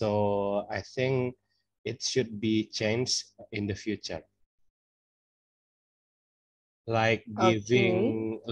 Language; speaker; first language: English; non-native, fluent; Indonesian